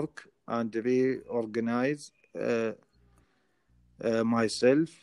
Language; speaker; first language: English; non-native, learner; Arabic